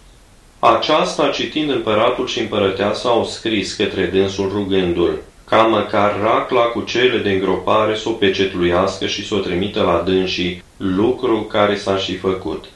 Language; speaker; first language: Romanian; native; Romanian